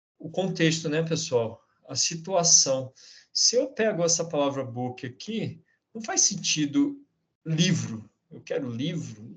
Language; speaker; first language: Portuguese; native; Portuguese